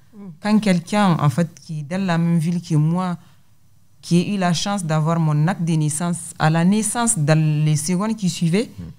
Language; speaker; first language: French; non-native, local second language; Hausa